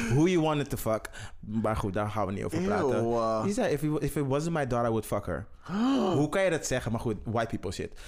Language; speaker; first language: Dutch; native; Dutch